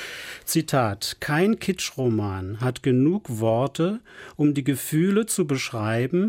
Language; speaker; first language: German; native; German